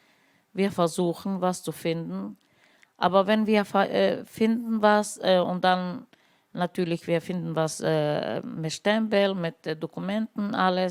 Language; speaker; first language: German; non-native, learner; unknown